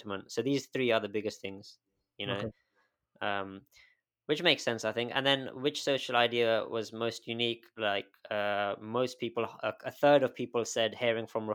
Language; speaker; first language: English; native; English